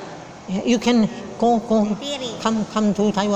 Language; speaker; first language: English; non-native, learner; Chinese